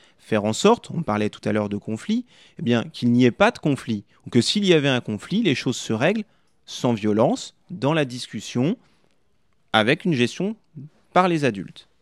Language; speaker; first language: French; native; French